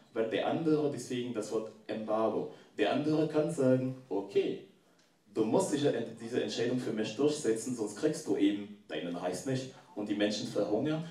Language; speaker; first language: German; non-native, fluent; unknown